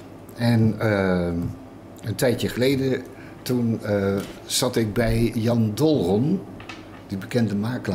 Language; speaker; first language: Dutch; native; Dutch